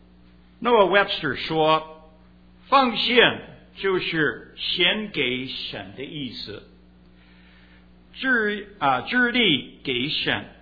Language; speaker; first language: Chinese; early bilingual, heritage; Chinese